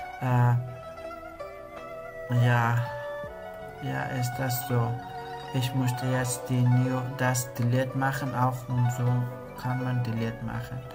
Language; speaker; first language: German; non-native, learner; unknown